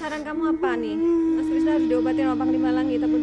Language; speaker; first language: Indonesian; native; Indonesian